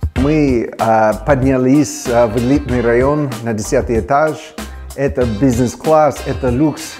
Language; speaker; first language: Russian; non-native, fluent; English